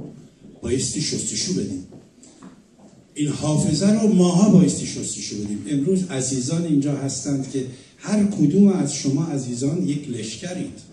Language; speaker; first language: Persian; native; Persian